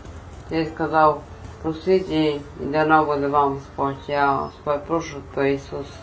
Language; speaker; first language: Russian; non-native, local second language; Ukrainian